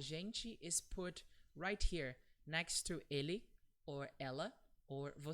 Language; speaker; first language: Portuguese; non-native, fluent; English